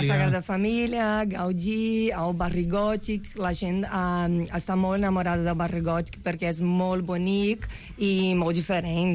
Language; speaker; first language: Catalan; non-native, local second language; Spanish